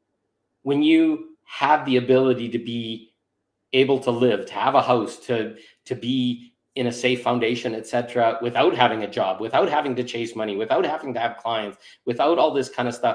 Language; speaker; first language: English; native; English